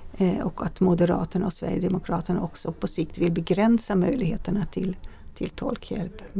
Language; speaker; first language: Swedish; native; Swedish